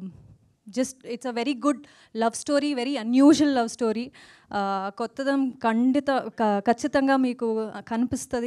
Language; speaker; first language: Telugu; non-native, local second language; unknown